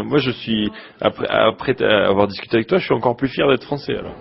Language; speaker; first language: French; native; French